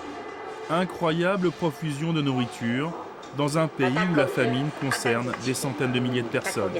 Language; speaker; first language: French; native; French